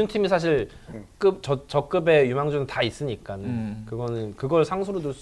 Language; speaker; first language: Korean; native; Korean